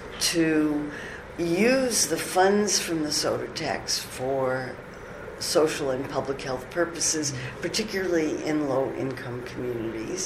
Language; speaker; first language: English; native; English